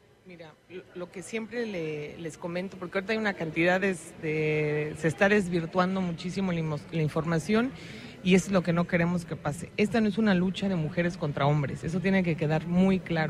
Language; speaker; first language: Spanish; native; Spanish